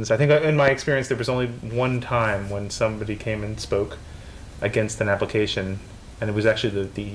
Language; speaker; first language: English; native; English